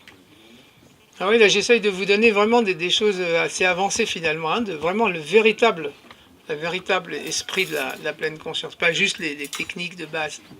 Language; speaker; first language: French; native; French